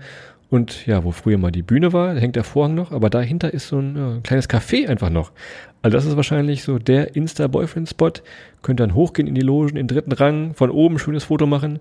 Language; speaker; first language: German; native; German